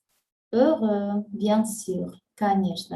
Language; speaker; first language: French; non-native, fluent; Russian